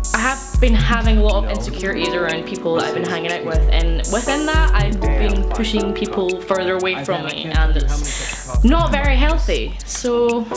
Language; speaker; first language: English; native; English